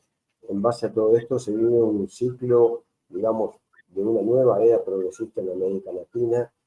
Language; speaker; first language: Spanish; native; Spanish